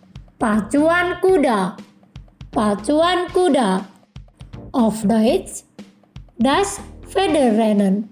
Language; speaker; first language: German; non-native, fluent; Indonesian